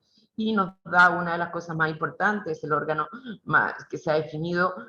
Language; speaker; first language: Spanish; native; Spanish